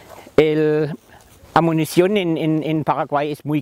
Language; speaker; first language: Spanish; non-native, learner; German